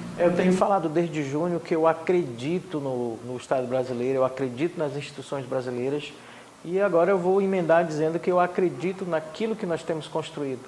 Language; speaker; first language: Portuguese; non-native, local second language; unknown